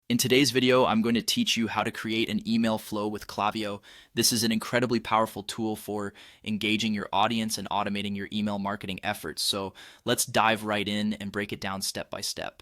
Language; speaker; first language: English; native; English